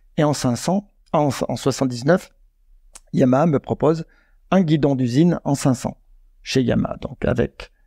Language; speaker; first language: French; native; French